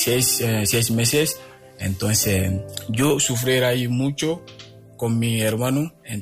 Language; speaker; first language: Spanish; non-native, learner; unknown